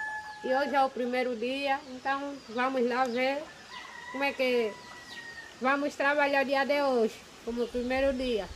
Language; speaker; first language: Portuguese; non-native, local second language; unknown